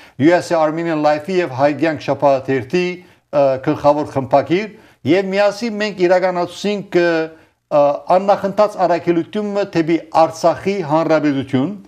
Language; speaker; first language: Armenian; early bilingual, heritage; Armenian